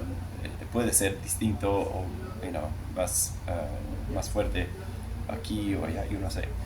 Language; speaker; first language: Spanish; non-native, learner; English